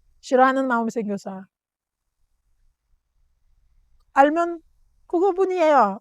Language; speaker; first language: Korean; non-native, learner; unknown